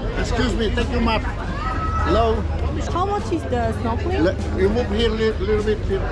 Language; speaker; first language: English; non-native, learner; Korean